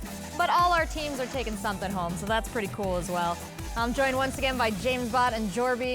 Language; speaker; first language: English; native; English